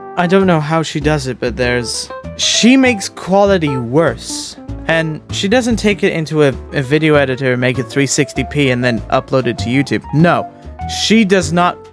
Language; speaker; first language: English; native; English